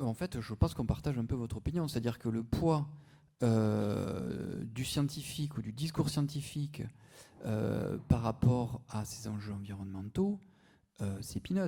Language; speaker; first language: French; native; French